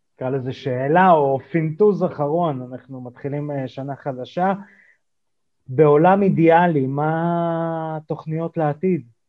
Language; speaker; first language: Hebrew; early bilingual, other home language; Russian